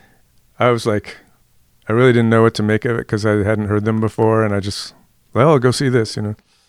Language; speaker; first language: English; native; English